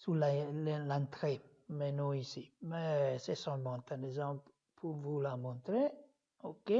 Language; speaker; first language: French; non-native, fluent; Italian